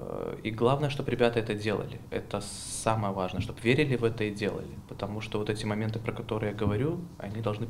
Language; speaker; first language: Russian; native; Russian